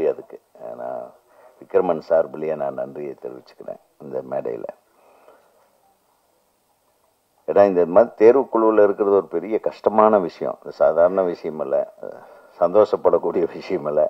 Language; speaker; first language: Tamil; native; Tamil